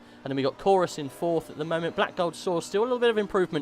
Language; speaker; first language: English; native; English